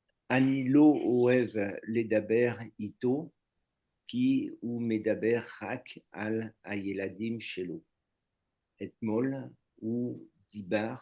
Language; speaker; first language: Hebrew; non-native, learner; French